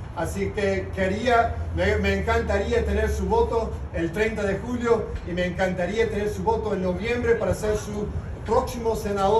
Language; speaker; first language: Spanish; early bilingual, other home language; English